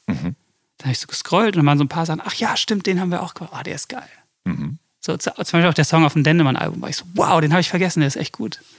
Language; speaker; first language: German; early bilingual, other home language; English